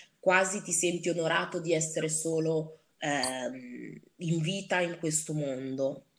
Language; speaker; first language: Italian; early bilingual, other home language; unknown